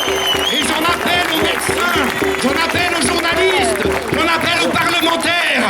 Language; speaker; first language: French; native; French